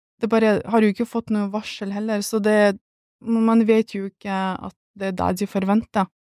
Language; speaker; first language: Norwegian; early bilingual, other home language; Russian